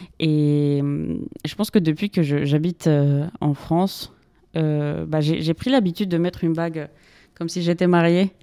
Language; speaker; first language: French; non-native, fluent; Spanish